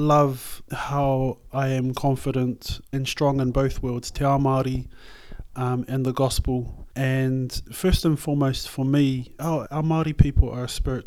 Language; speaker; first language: English; native; English